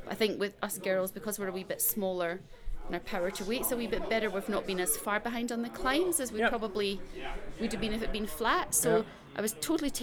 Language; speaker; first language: English; native; English